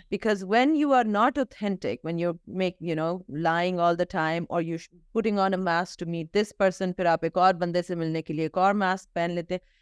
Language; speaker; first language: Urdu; early bilingual, heritage; Urdu